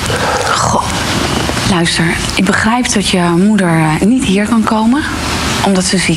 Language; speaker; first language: Dutch; native; Dutch